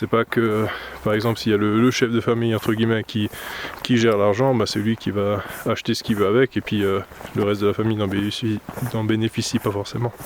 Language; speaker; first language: French; native; French